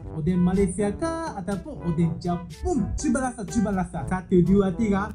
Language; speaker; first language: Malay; non-native, learner; Japanese